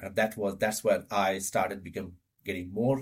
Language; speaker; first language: English; non-native, local second language; Bangla